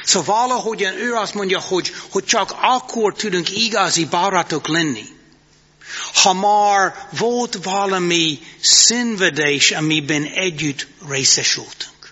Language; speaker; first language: Hungarian; non-native, fluent; English